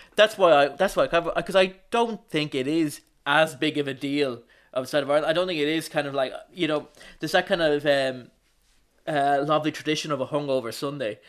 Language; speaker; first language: English; native; English